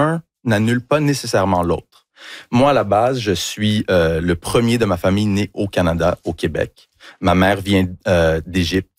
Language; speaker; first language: French; early bilingual, other home language; English